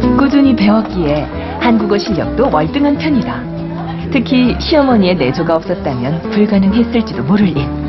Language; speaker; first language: Korean; native; Korean